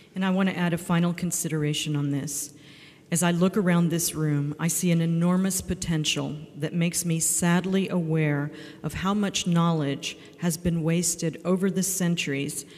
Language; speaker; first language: English; native; English